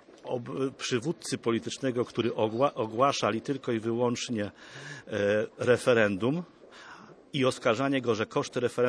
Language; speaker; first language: Polish; native; Polish